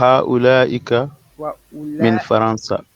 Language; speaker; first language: Arabic; non-native, learner; French